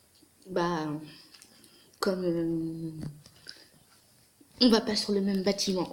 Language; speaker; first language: French; native; French